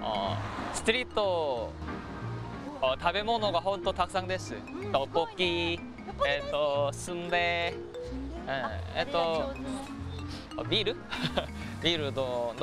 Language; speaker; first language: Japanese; non-native, learner; Korean